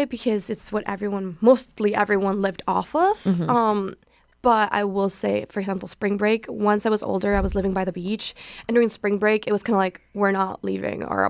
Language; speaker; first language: English; non-native, fluent; Spanish